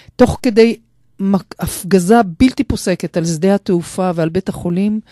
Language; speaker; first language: Hebrew; native; Hebrew